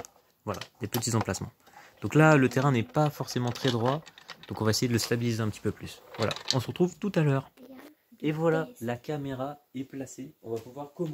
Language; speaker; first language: French; native; French